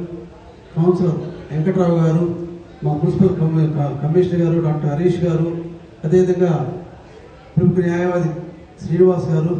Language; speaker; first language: Telugu; native; Telugu